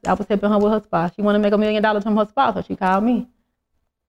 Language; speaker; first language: English; native; English